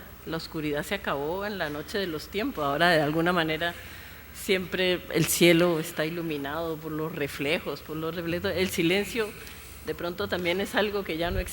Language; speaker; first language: Spanish; native; Spanish